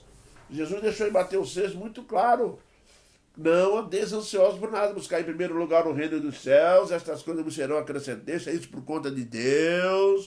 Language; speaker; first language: Portuguese; native; Portuguese